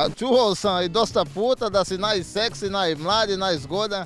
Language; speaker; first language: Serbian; non-native, learner; Portuguese